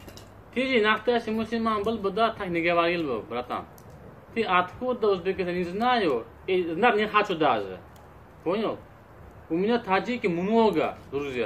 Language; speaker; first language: Russian; non-native, learner; Uzbek